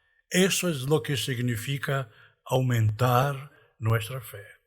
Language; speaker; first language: Spanish; non-native, fluent; Portuguese